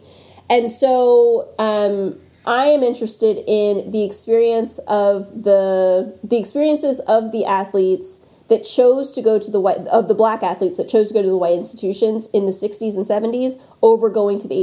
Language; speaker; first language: English; native; English